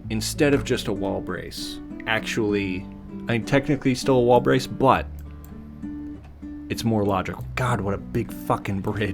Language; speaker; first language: English; native; English